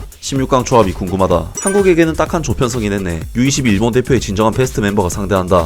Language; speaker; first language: Korean; native; Korean